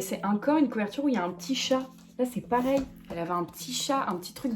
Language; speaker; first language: French; native; French